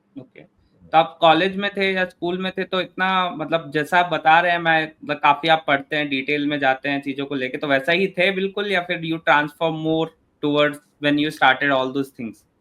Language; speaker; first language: Hindi; native; Hindi